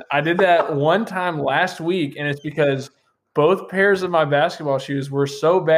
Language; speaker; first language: English; native; English